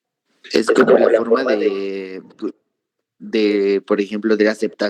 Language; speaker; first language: Spanish; native; Spanish